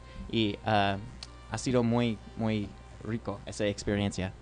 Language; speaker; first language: Spanish; non-native, learner; English